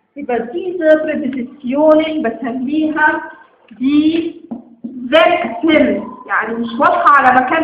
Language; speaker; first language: German; non-native, fluent; Arabic